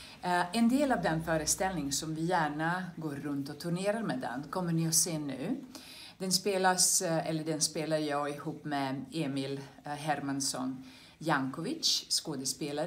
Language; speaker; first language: Swedish; non-native, fluent; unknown